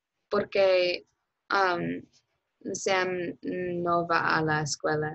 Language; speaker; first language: Spanish; non-native, learner; English